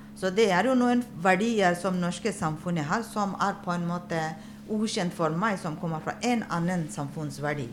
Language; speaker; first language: Norwegian; non-native, fluent; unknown